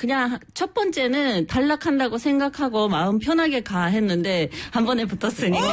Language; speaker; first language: Korean; non-native, fluent; English